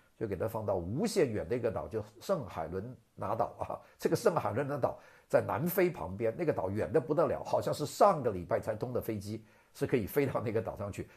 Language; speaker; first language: Chinese; non-native, local second language; Cantonese